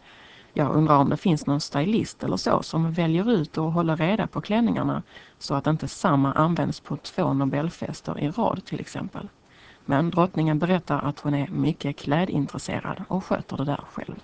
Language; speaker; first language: Swedish; native; Swedish